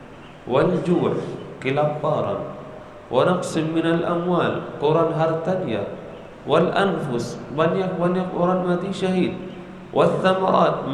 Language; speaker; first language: Indonesian; non-native, learner; Arabic